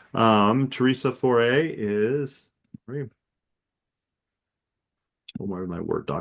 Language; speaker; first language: English; native; English